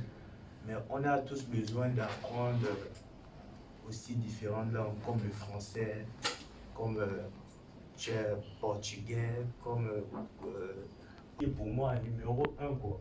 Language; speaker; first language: French; non-native, fluent; Portuguese